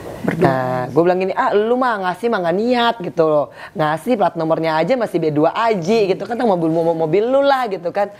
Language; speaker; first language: Indonesian; native; Indonesian